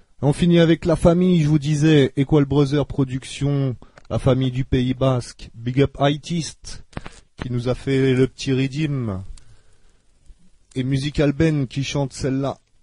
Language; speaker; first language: French; native; French